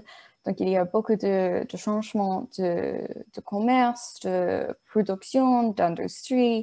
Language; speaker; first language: French; non-native, learner; English